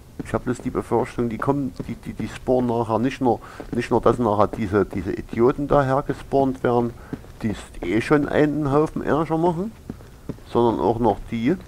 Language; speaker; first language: German; native; German